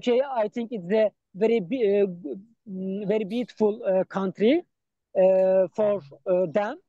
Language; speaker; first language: English; non-native, learner; Turkish